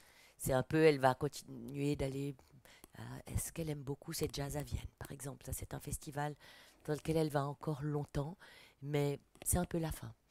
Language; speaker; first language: French; native; French